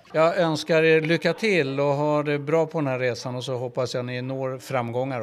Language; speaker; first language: Swedish; native; Swedish